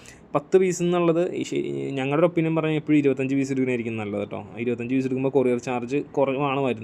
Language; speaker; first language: Malayalam; native; Malayalam